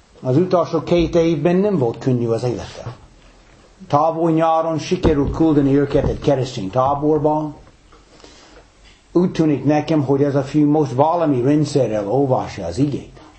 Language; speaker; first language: Hungarian; non-native, fluent; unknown